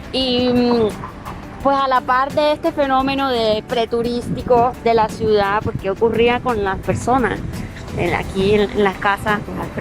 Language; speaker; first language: Spanish; native; Spanish